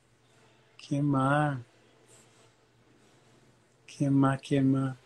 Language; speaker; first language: Spanish; native; Spanish